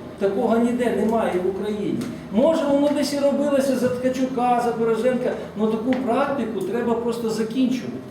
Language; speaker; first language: Ukrainian; native; Ukrainian